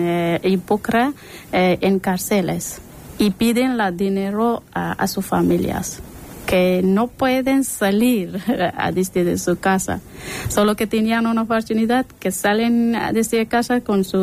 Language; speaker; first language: Spanish; non-native, learner; Persian